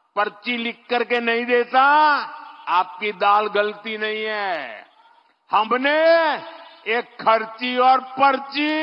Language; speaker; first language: Hindi; non-native, local second language; Gujarati